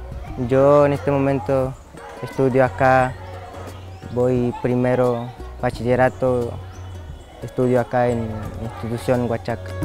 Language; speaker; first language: Spanish; non-native, local second language; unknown